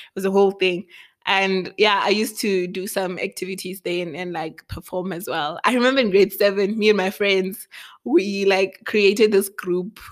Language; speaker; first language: English; non-native, local second language; Venda